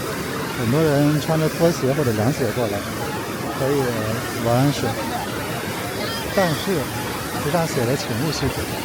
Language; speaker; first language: Chinese; native; Chinese